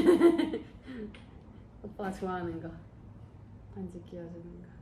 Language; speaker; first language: Korean; native; Korean